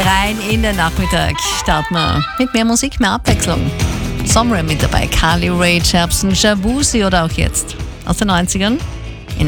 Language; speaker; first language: German; native; German